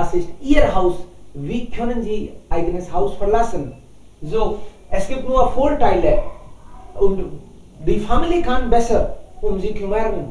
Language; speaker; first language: German; non-native, learner; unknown